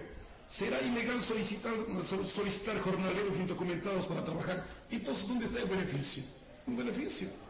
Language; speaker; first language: Spanish; native; Spanish